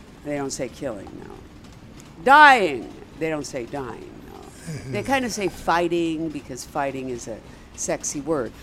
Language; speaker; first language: English; native; English